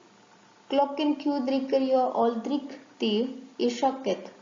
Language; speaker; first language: Swedish; non-native, learner; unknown